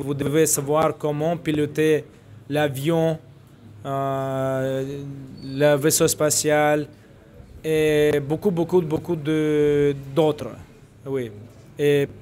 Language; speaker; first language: French; non-native, fluent; Russian